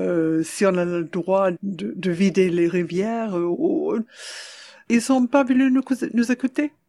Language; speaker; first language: French; non-native, fluent; English